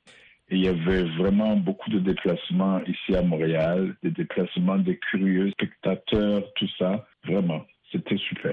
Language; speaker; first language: French; non-native, local second language; Rundi